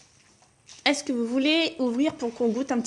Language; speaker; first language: French; native; French